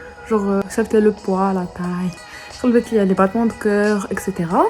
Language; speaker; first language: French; non-native, local second language; Arabic